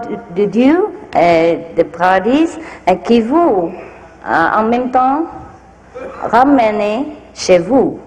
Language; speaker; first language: French; non-native, fluent; Vietnamese